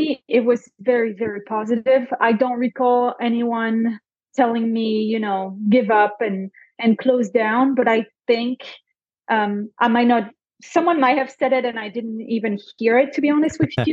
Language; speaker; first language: English; non-native, fluent; French